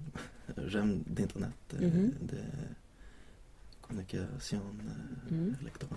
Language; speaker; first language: French; non-native, learner; Swedish